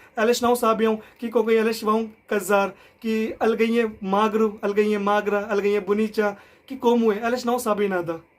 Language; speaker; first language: Portuguese; non-native, learner; Hindi